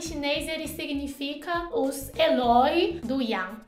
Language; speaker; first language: Portuguese; non-native, fluent; Chinese